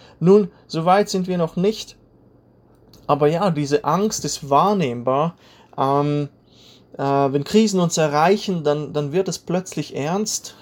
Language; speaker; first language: German; native; German